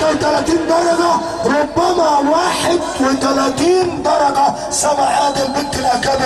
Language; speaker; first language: Arabic; native; Arabic